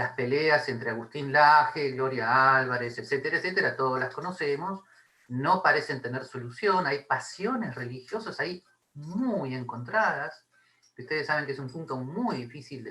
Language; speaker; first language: Spanish; native; Spanish